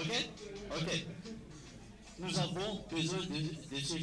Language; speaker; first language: French; non-native, learner; English